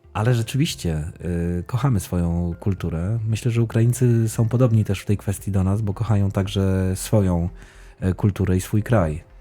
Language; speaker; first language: Polish; native; Polish